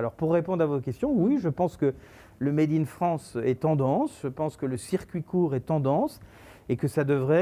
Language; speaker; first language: French; native; French